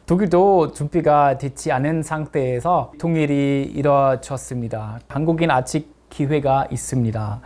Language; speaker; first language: Korean; non-native, fluent; German